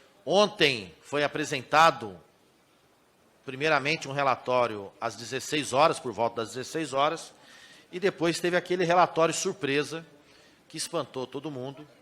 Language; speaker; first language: Portuguese; native; Portuguese